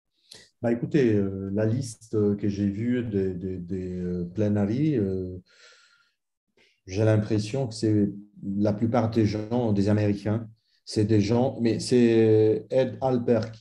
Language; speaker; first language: French; non-native, fluent; Italian